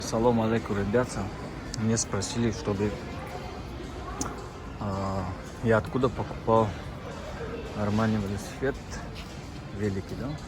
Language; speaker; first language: Russian; non-native, learner; Tajik